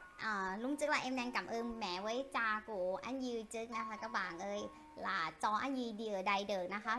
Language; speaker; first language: Vietnamese; non-native, learner; Thai